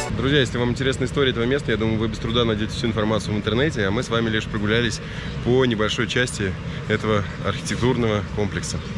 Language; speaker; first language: Russian; native; Russian